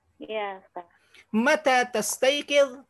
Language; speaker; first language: Arabic; non-native, fluent; Indonesian